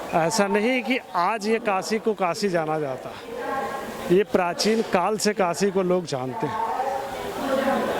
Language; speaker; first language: Hindi; native; Hindi